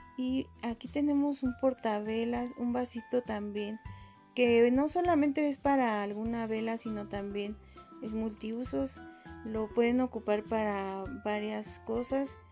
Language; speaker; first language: Spanish; native; Spanish